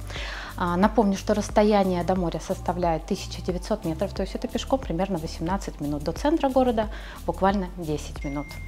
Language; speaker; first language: Russian; native; Russian